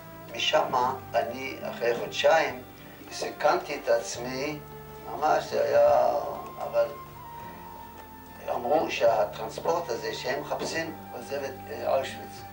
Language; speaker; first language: Hebrew; non-native, fluent; Yiddish